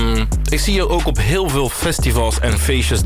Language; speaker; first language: Dutch; native; Dutch